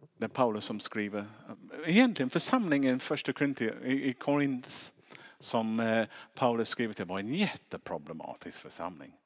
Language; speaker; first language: Swedish; non-native, fluent; English